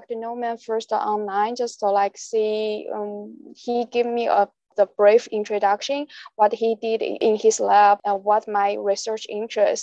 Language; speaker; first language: English; non-native, learner; Chinese